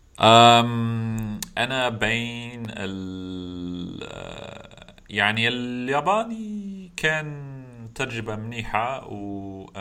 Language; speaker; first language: Arabic; non-native, fluent; English